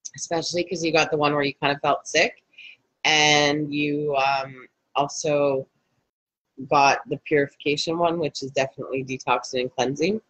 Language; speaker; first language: English; native; English